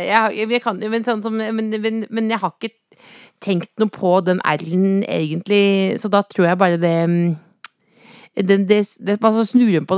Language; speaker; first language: Norwegian; native; Norwegian